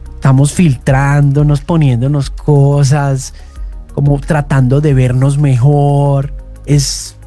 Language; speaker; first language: Spanish; native; Spanish